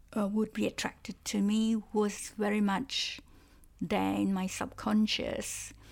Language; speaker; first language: English; non-native, local second language; Cantonese